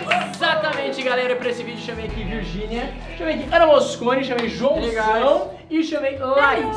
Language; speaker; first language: Portuguese; native; Portuguese